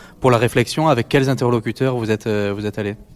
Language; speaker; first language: French; native; French